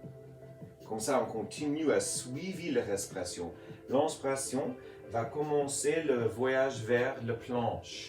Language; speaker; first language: French; non-native, fluent; English